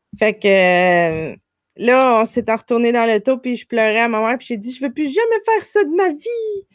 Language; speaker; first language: French; native; French